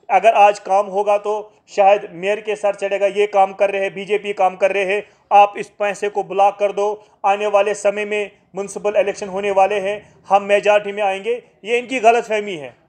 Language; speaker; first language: Hindi; non-native, local second language; Kashmiri